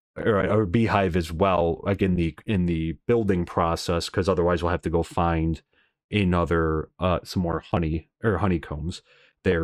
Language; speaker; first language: English; native; English